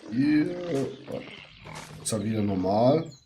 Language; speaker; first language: German; native; German